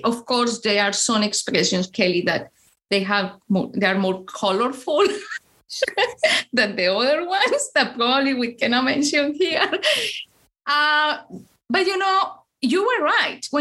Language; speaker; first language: English; non-native, fluent; Spanish